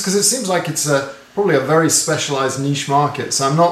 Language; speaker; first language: English; native; English